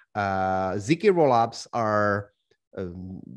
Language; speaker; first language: English; non-native, fluent; Spanish